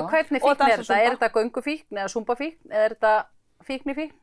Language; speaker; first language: Icelandic; native; Icelandic